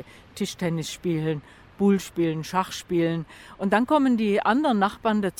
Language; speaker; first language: German; native; German